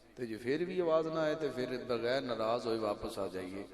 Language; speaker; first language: Urdu; non-native, local second language; Punjabi